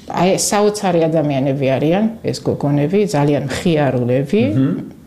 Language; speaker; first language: Georgian; native; Georgian